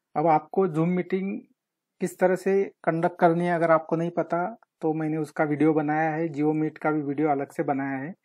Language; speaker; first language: Hindi; non-native, local second language; Marathi